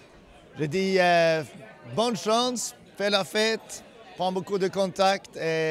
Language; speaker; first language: French; non-native, fluent; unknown